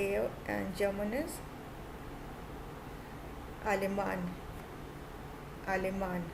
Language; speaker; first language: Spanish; non-native, fluent; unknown